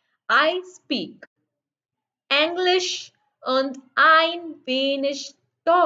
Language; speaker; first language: German; non-native, learner; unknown